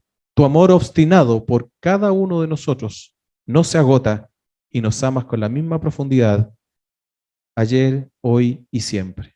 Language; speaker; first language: Spanish; native; Spanish